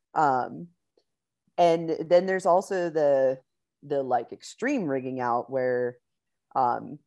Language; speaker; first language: English; native; English